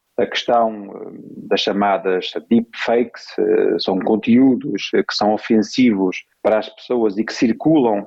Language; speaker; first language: Portuguese; native; Portuguese